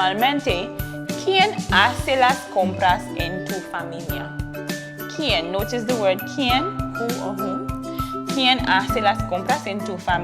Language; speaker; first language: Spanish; non-native, fluent; English